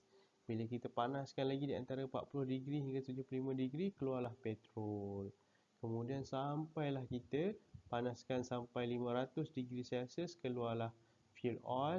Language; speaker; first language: Malay; native; Malay